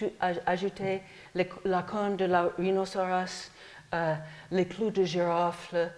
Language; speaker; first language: French; non-native, fluent; English